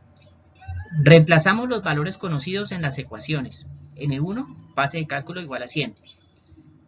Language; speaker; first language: Spanish; native; Spanish